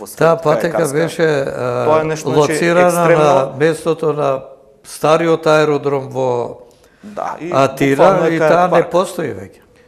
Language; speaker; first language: Macedonian; native; Macedonian